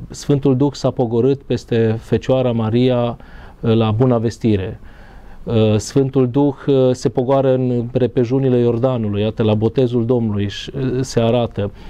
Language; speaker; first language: Romanian; native; Romanian